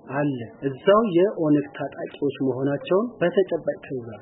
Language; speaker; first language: Amharic; non-native, local second language; Oromo